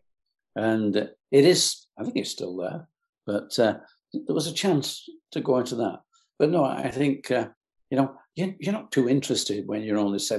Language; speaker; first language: English; native; English